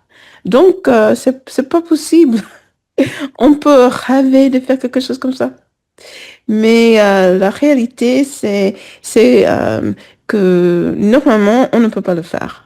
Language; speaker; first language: French; non-native, fluent; English